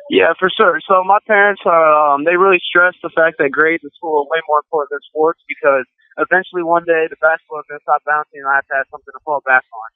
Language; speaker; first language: English; native; English